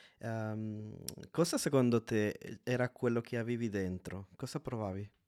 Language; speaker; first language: Italian; non-native, fluent; Spanish